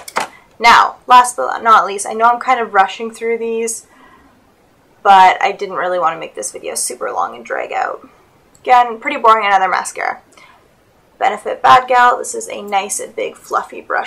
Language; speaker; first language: English; native; English